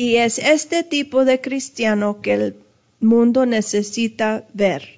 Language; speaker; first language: Spanish; early bilingual, heritage; Spanish